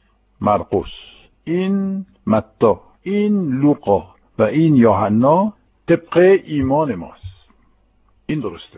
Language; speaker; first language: Persian; non-native, fluent; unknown